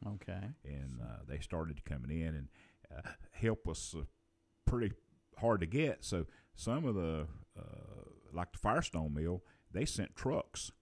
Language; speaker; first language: English; native; English